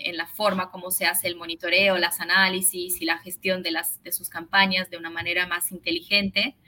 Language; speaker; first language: Spanish; early bilingual, heritage; Spanish